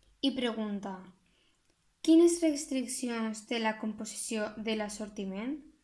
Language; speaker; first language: Spanish; non-native, local second language; Catalan